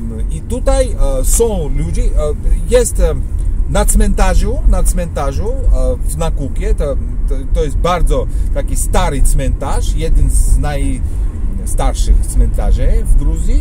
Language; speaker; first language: Polish; non-native, fluent; Georgian